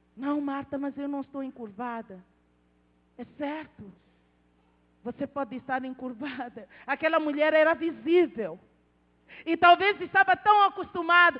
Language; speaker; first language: Portuguese; non-native, local second language; Tsonga